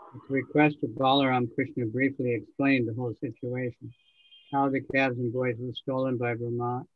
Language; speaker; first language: English; native; English